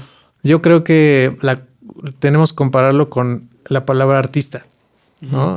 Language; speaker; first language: Spanish; native; Spanish